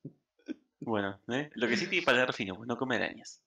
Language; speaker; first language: Spanish; native; Spanish